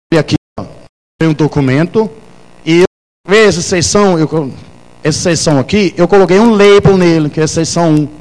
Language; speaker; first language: Portuguese; non-native, fluent; Danish